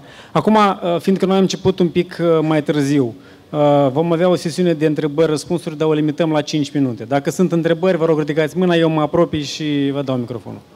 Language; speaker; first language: Romanian; native; Romanian